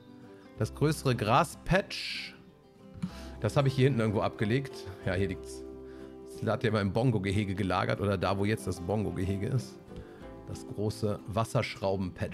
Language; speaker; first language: German; native; German